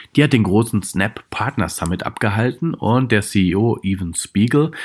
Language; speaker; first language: German; native; German